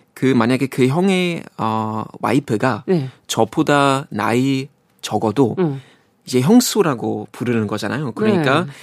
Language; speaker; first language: Korean; non-native, fluent; German